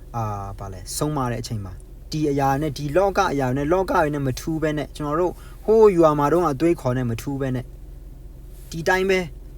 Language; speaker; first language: Burmese; non-native, local second language; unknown